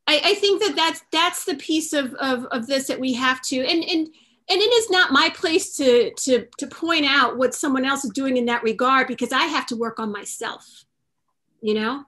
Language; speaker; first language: English; native; English